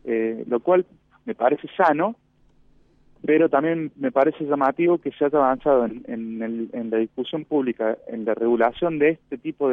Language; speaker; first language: Spanish; native; Spanish